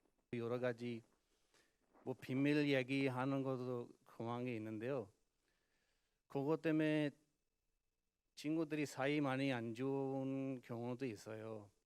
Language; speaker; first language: Korean; non-native, learner; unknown